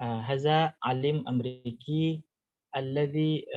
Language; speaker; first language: Arabic; non-native, learner; Indonesian